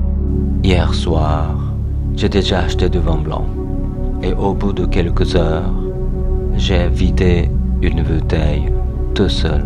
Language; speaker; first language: French; non-native, fluent; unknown